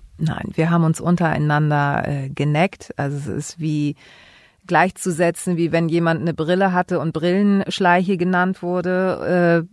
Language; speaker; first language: German; early bilingual, other home language; Greek